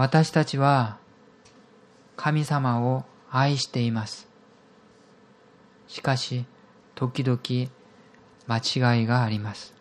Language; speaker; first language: Japanese; non-native, fluent; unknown